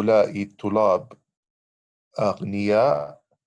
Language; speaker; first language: Arabic; non-native, learner; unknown